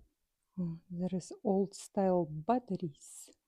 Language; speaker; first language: English; non-native, learner; Russian